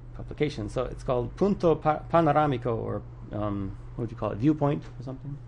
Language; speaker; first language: English; native; English